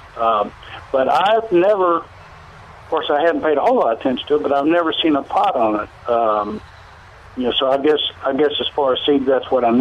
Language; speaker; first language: English; native; English